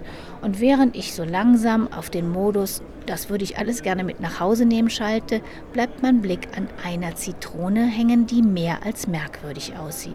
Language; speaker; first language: German; native; German